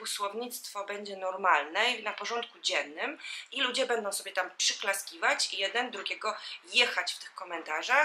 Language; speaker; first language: Polish; native; Polish